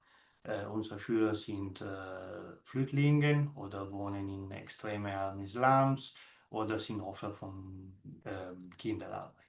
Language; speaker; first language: German; non-native, fluent; Italian